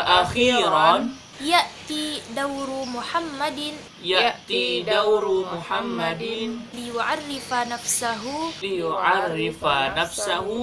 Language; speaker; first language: Arabic; non-native, fluent; Indonesian